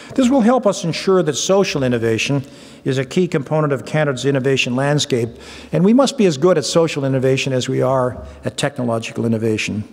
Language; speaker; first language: English; native; English